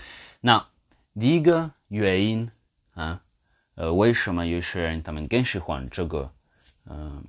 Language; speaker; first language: Chinese; non-native, fluent; English